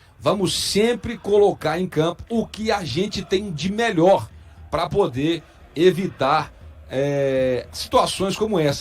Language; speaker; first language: Portuguese; native; Portuguese